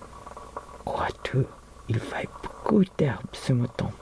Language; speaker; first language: French; non-native, learner; Filipino